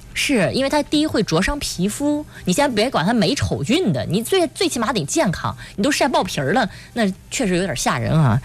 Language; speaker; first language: Chinese; native; Chinese